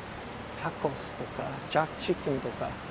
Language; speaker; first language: Japanese; non-native, fluent; English